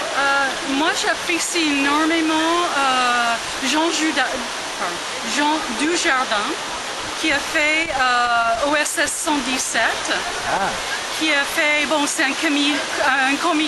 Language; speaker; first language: French; non-native, fluent; English